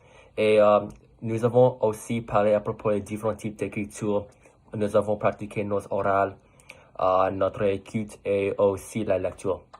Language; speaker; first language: French; non-native, local second language; Russian